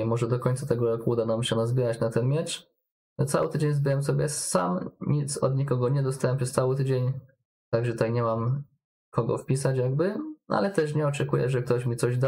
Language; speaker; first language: Polish; native; Polish